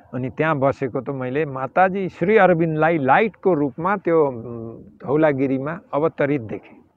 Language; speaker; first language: Nepali; native; Nepali